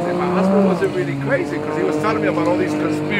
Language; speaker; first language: English; native; English